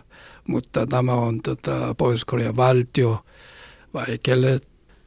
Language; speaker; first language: Finnish; non-native, learner; Korean